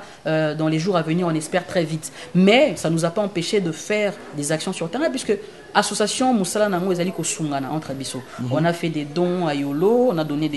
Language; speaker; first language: French; non-native, local second language; Lingala